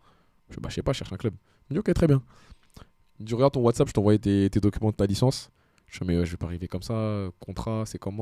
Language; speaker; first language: French; native; French